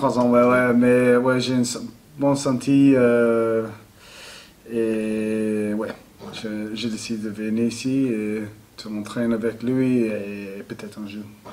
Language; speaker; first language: French; non-native, learner; English